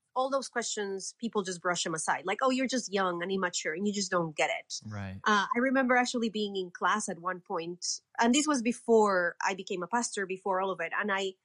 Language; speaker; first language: English; non-native, fluent; Spanish